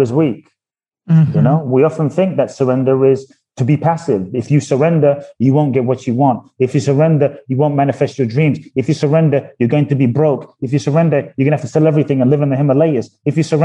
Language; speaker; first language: English; native; English